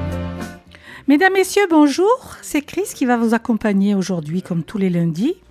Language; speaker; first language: French; native; French